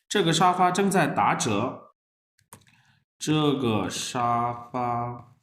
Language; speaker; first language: Chinese; non-native, fluent; Urdu